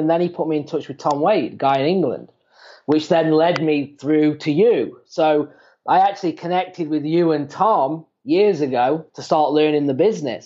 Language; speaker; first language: English; native; English